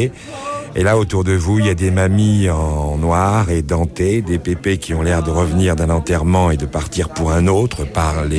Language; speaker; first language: French; native; French